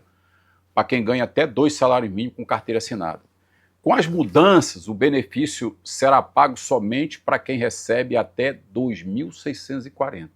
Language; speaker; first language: Portuguese; native; Portuguese